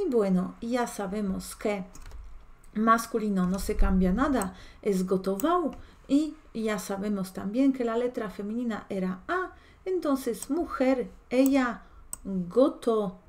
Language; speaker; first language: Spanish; non-native, fluent; Polish